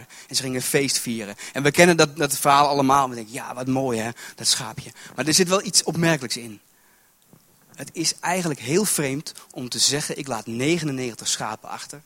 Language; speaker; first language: Dutch; native; Dutch